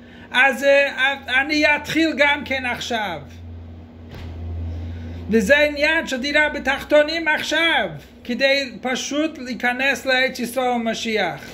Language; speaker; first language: Hebrew; non-native, fluent; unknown